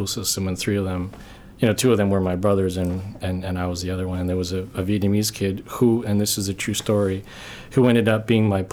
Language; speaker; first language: English; early bilingual, other home language; Korean